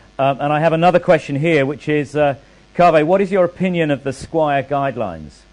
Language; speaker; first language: English; native; English